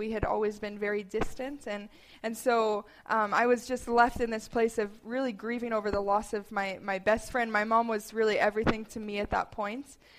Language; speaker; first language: English; native; English